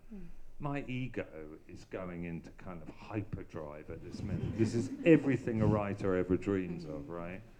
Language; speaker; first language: English; native; English